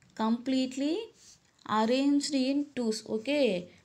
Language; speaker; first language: English; non-native, local second language; Tamil